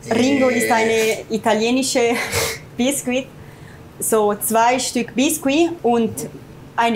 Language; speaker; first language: German; non-native, fluent; Italian